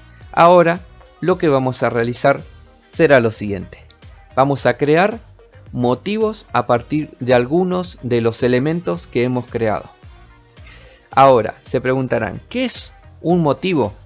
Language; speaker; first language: Spanish; native; Spanish